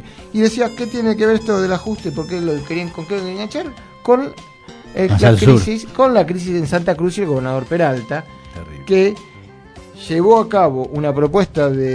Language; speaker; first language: Spanish; native; Spanish